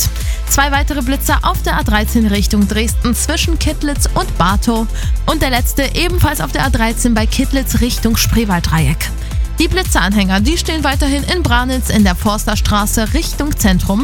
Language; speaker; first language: German; native; German